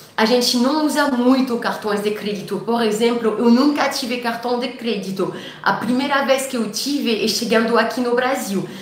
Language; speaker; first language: Portuguese; non-native, fluent; French